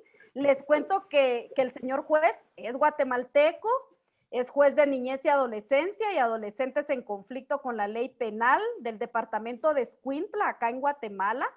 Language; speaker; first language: Spanish; native; Spanish